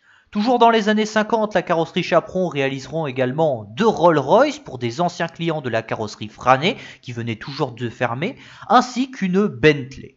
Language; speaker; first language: French; native; French